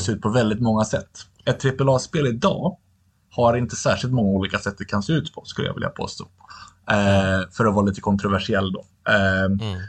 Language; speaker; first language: Swedish; native; Swedish